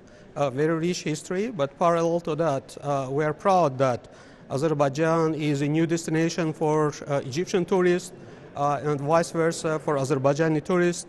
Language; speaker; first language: English; non-native, fluent; Azerbaijani